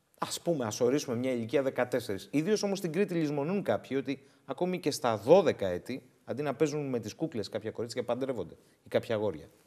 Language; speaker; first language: Greek; native; Greek